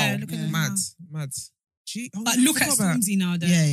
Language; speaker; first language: English; native; English